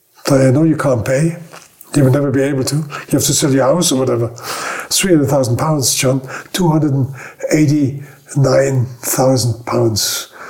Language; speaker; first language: English; non-native, fluent; German